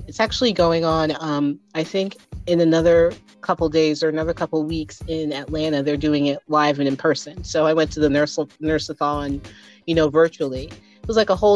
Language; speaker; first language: English; native; English